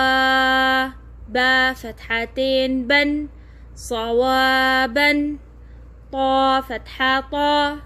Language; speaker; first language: Arabic; non-native, fluent; Oromo